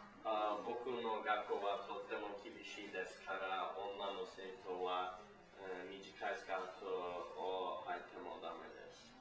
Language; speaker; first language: Japanese; non-native, learner; English